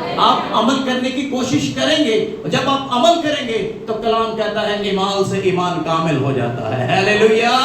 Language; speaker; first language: Urdu; non-native, local second language; Punjabi